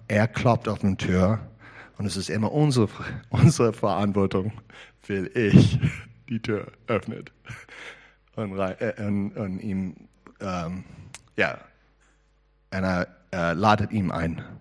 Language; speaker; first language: German; non-native, learner; English